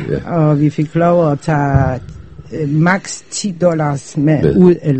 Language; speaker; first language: Danish; non-native, fluent; Polish